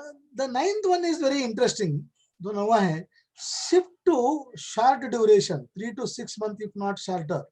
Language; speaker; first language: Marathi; non-native, local second language; Kannada